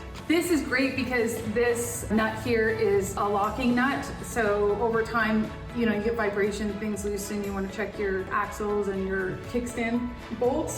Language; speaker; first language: English; native; English